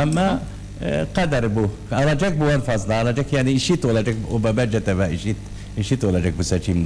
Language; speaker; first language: Turkish; non-native, learner; Arabic